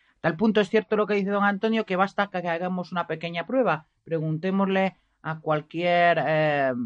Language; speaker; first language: Spanish; native; Spanish